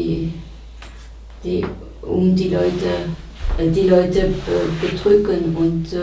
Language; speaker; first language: German; non-native, learner; French